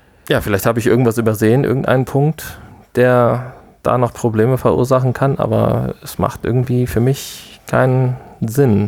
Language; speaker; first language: German; native; German